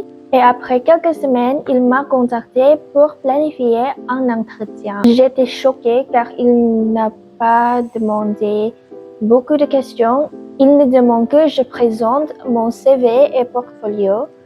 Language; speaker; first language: French; non-native, learner; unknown